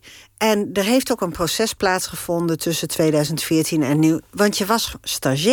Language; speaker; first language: Dutch; native; Dutch